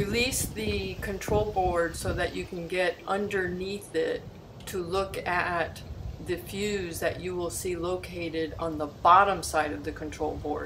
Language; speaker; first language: English; native; English